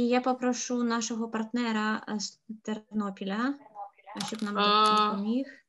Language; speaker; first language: Polish; non-native, learner; Ukrainian